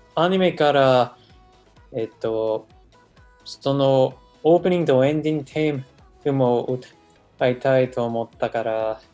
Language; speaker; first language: Japanese; non-native, learner; English